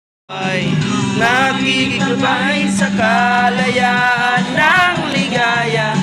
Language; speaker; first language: Filipino; non-native, local second language; Cebuano